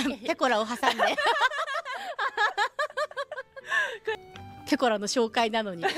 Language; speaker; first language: Japanese; native; Japanese